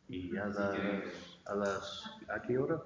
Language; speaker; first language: Spanish; non-native, fluent; English